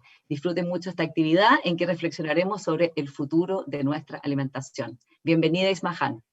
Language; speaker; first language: Spanish; native; Spanish